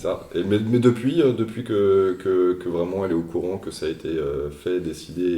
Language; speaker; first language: French; native; French